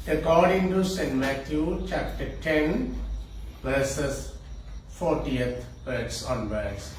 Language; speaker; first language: English; non-native, local second language; Tamil